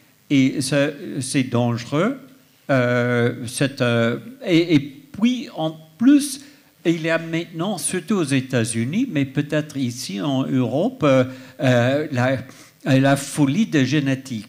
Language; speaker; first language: French; non-native, fluent; English